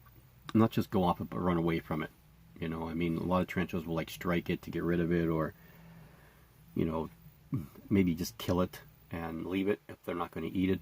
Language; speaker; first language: English; native; English